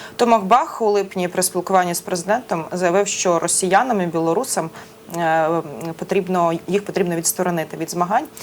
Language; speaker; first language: Ukrainian; native; Ukrainian